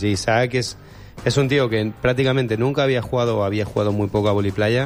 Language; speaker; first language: Spanish; native; Spanish